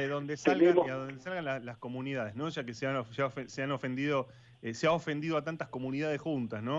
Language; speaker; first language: Spanish; native; Spanish